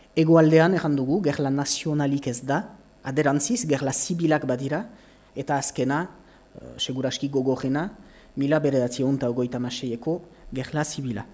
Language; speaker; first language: Basque; native; Basque